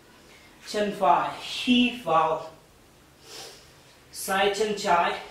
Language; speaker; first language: Vietnamese; non-native, learner; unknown